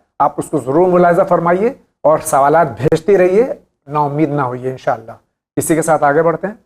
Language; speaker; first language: Urdu; native; Urdu